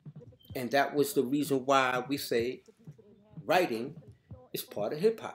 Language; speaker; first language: English; native; English